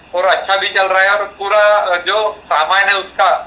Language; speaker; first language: Hindi; non-native, local second language; Marathi